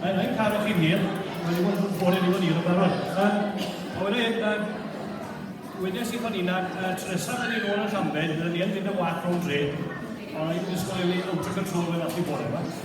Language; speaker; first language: Welsh; native; Welsh